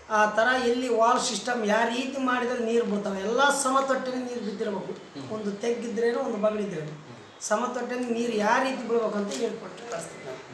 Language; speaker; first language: Kannada; native; Kannada